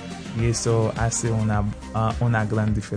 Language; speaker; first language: Spanish; non-native, fluent; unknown